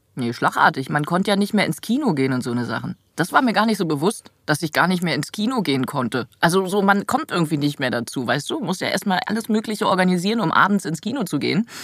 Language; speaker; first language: German; native; German